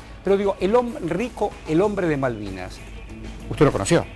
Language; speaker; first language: Spanish; native; Spanish